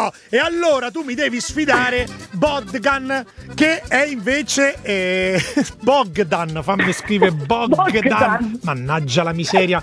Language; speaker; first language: Italian; native; Italian